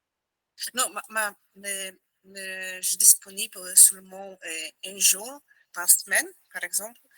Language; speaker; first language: French; non-native, learner; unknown